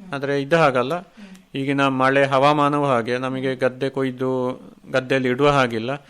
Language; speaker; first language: Kannada; native; Kannada